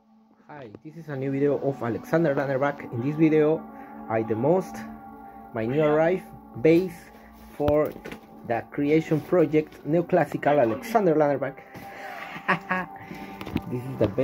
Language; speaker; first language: English; non-native, learner; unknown